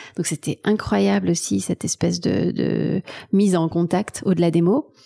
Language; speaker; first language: French; native; French